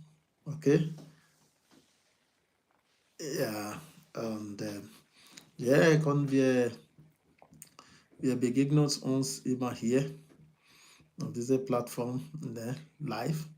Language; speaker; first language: German; non-native, fluent; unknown